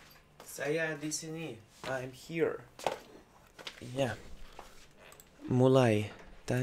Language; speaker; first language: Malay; non-native, learner; Russian